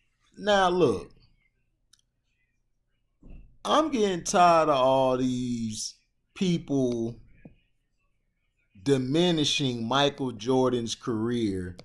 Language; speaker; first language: English; native; English